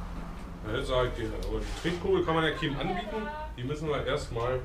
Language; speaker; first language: German; native; German